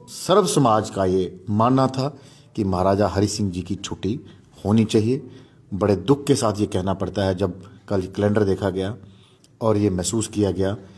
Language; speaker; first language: Hindi; non-native, local second language; Dogri